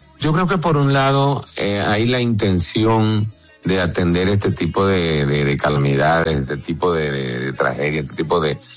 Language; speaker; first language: Spanish; native; Spanish